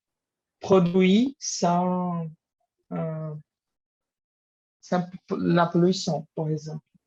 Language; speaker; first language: French; non-native, learner; Portuguese